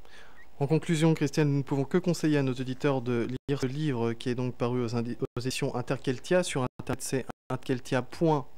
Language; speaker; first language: French; native; French